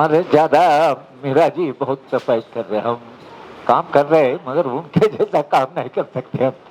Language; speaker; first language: Hindi; non-native, local second language; Telugu